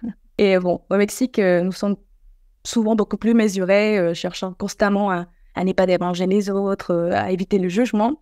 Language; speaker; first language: French; non-native, fluent; Spanish